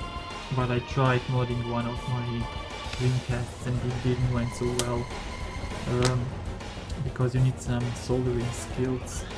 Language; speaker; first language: English; non-native, fluent; German